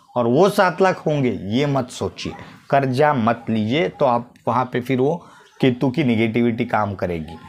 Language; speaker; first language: Hindi; non-native, local second language; Marathi